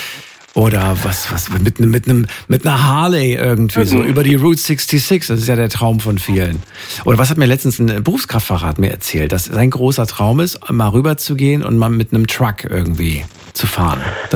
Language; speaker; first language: German; native; German